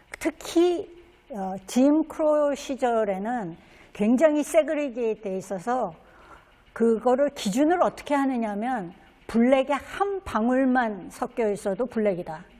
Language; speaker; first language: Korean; native; Korean